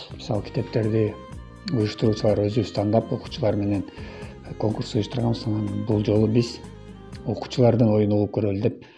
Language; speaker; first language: Kyrgyz; native; Kyrgyz